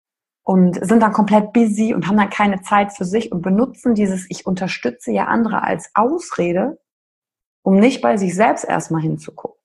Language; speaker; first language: German; native; German